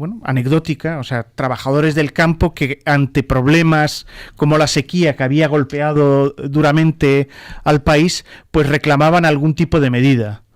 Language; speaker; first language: Spanish; native; Spanish